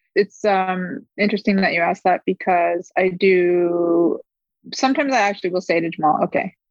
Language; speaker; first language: English; early bilingual, other home language; Korean